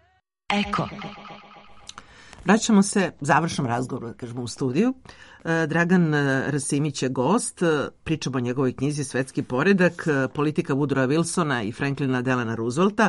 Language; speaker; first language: Serbian; native; Serbian